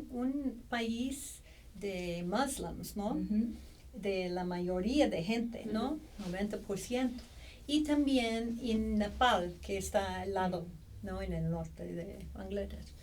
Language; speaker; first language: Spanish; non-native, fluent; English